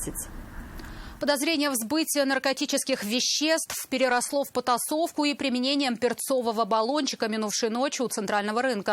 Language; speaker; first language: Russian; native; Russian